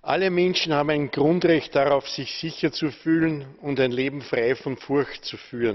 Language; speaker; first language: German; native; German